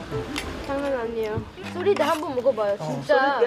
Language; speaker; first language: Korean; non-native, fluent; Arabic